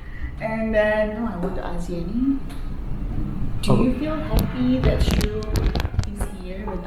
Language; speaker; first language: English; non-native, fluent; Indonesian